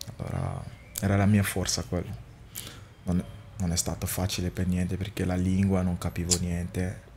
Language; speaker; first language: Italian; non-native, fluent; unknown